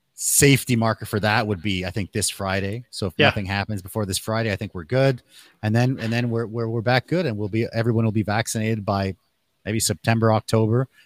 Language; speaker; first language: English; native; English